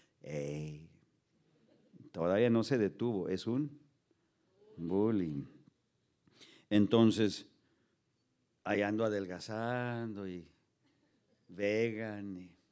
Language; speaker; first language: Spanish; early bilingual, heritage; Spanish